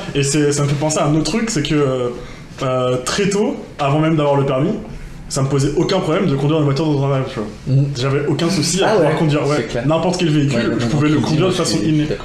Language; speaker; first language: French; native; French